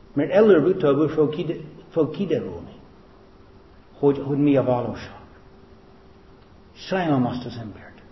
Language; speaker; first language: Hungarian; non-native, fluent; English